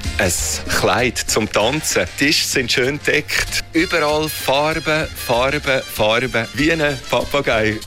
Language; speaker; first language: German; native; German